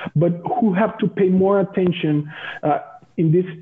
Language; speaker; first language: English; non-native, fluent; Spanish